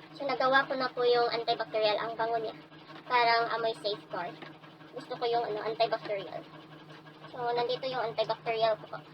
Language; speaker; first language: Filipino; non-native, local second language; Cebuano